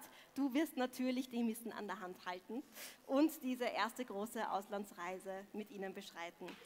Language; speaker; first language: German; native; German